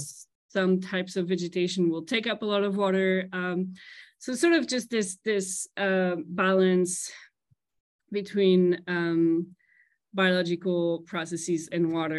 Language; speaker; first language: English; non-native, fluent; French